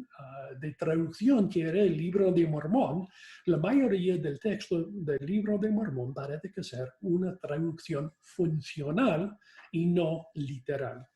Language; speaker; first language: Spanish; non-native, fluent; English